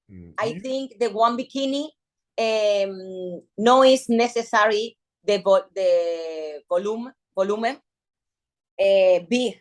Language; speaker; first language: English; non-native, learner; Spanish